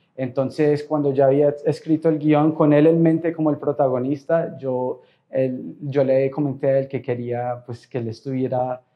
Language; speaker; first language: Spanish; early bilingual, heritage; Spanish